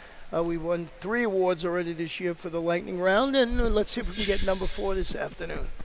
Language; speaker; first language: English; native; English